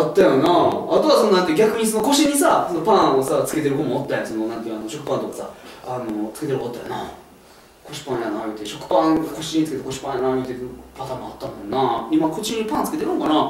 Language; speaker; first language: Japanese; native; Japanese